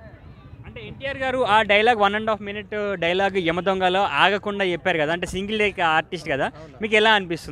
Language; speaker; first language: Telugu; native; Telugu